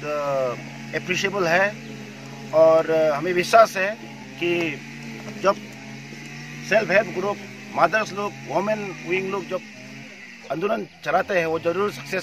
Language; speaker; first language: Hindi; non-native, local second language; Adi